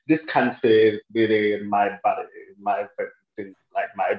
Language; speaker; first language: English; non-native, local second language; French